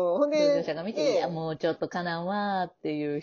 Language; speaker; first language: Japanese; native; Japanese